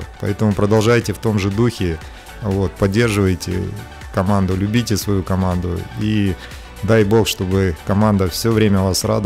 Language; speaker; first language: Russian; native; Russian